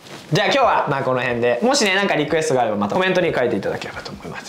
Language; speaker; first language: Japanese; native; Japanese